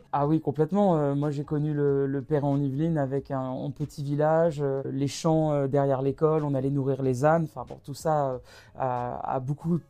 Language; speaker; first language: French; native; French